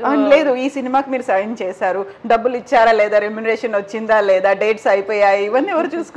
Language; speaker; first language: Telugu; native; Telugu